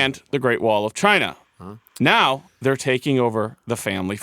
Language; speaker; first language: English; native; English